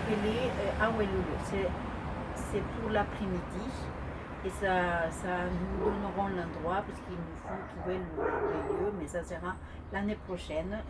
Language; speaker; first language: French; non-native, fluent; Spanish